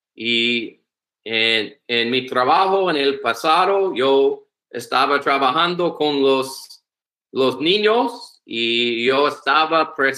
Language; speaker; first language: Spanish; non-native, learner; English